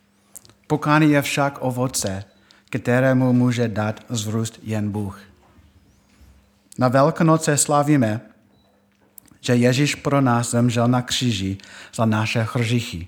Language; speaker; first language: Czech; non-native, fluent; English